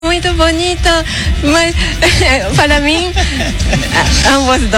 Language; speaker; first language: Portuguese; non-native, learner; Japanese